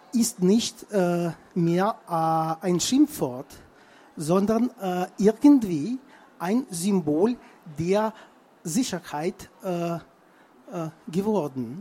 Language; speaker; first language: German; non-native, fluent; Russian